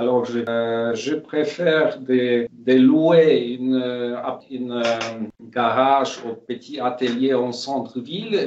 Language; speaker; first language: French; non-native, fluent; Polish